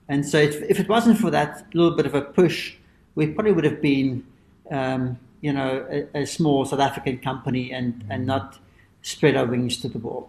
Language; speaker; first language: English; native; English